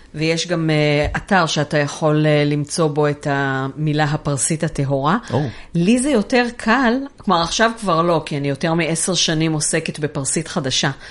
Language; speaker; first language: Hebrew; native; Hebrew